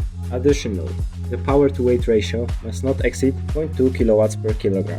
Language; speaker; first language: English; non-native, fluent; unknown